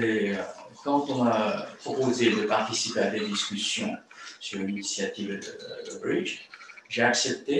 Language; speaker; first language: French; non-native, fluent; Chinese